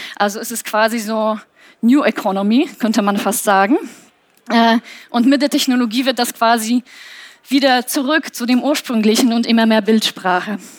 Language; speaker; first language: German; non-native, fluent; Polish